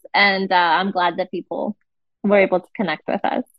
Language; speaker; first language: English; non-native, fluent; Portuguese